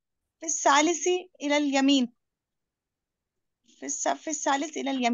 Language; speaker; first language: Arabic; non-native, learner; Urdu